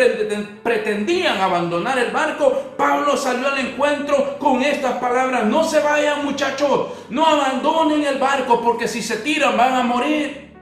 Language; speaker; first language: Spanish; native; Spanish